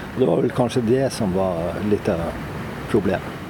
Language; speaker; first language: Norwegian; native; Norwegian